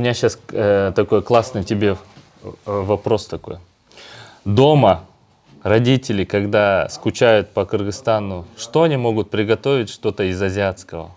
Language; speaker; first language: Russian; native; Russian